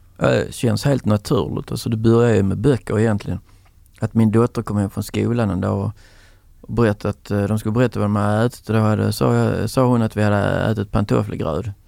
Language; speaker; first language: Swedish; native; Swedish